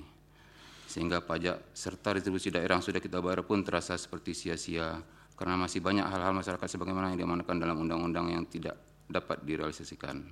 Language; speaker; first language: Indonesian; native; Indonesian